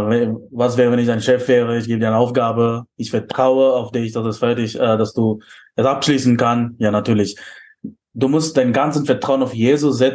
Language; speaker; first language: German; non-native, fluent; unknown